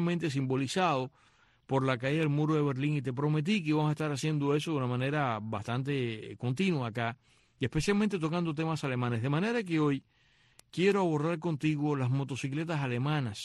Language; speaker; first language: Spanish; native; Spanish